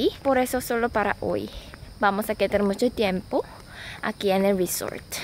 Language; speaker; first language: Spanish; non-native, fluent; Korean